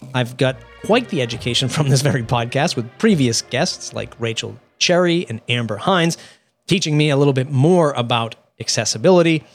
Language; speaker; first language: English; native; English